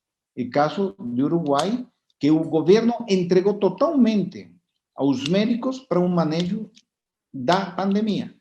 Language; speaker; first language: Portuguese; non-native, fluent; Spanish